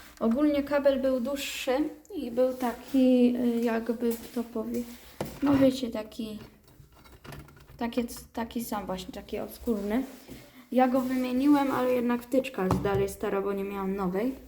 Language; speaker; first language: Polish; native; Polish